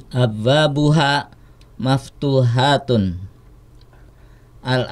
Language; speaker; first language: Arabic; non-native, learner; Indonesian